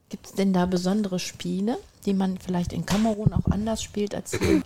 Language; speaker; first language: German; native; German